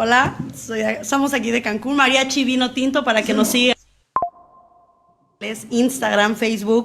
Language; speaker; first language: Spanish; native; Spanish